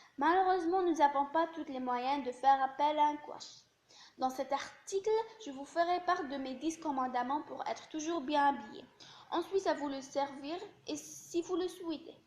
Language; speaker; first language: French; non-native, local second language; Arabic